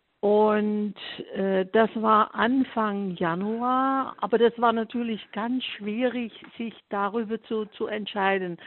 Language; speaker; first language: German; non-native, fluent; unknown